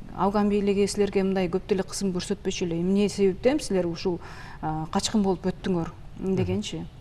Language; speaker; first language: Kyrgyz; native; Kyrgyz